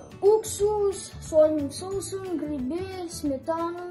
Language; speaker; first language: Russian; non-native, learner; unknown